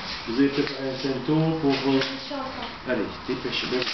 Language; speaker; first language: French; native; French